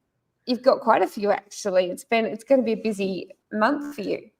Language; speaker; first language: English; native; English